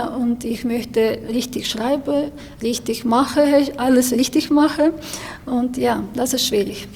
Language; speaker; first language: German; non-native, learner; Ukrainian